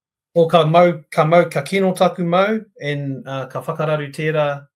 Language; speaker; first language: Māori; non-native, local second language; English